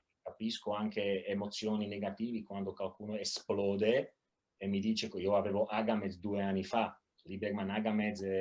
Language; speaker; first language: Italian; non-native, fluent; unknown